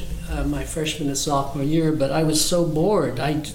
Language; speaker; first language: English; early bilingual, other home language; German